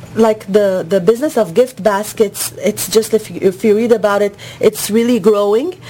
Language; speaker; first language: English; non-native, fluent; Arabic